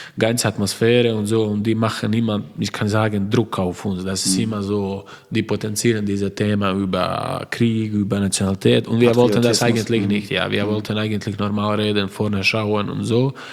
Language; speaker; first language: German; non-native, learner; Croatian